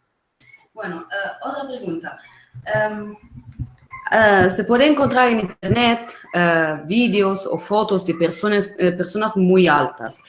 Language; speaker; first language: Spanish; non-native, fluent; Italian